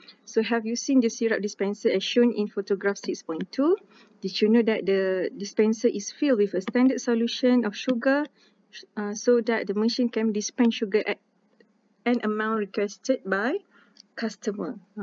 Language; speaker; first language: English; non-native, local second language; Malay